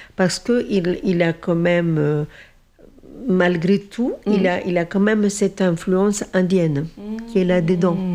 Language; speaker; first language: French; non-native, fluent; Spanish